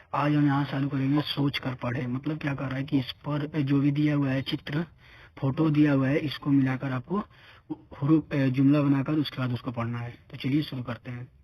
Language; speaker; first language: Hindi; native; Hindi